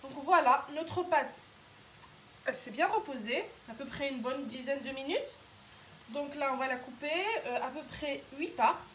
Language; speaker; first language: French; non-native, local second language; Arabic